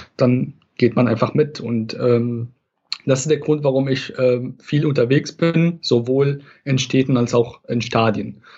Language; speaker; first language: German; non-native, fluent; Arabic